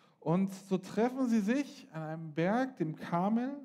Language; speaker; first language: German; native; German